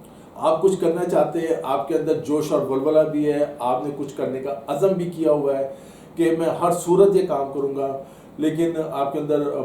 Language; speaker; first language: Urdu; native; Urdu